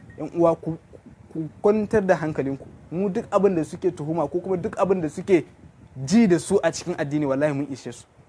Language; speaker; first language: Hausa; non-native, local second language; Kanuri